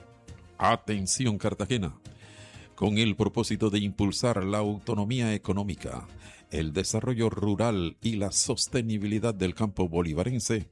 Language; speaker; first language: Spanish; native; Spanish